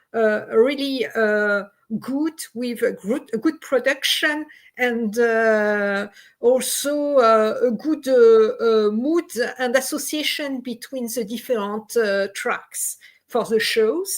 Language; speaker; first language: English; non-native, fluent; French